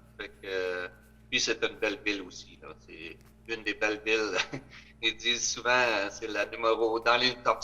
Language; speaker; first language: French; native; French